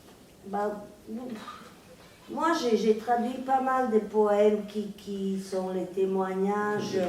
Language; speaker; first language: French; non-native, fluent; Serbian